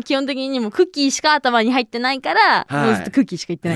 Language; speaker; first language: Japanese; early bilingual, heritage; Japanese